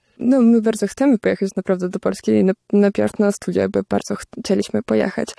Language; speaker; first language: Polish; non-native, fluent; Russian